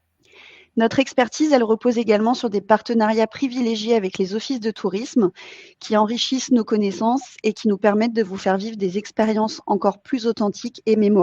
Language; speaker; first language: French; native; French